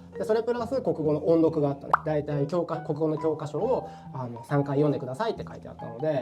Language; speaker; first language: Japanese; native; Japanese